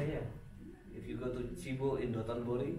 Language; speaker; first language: English; non-native, fluent; Indonesian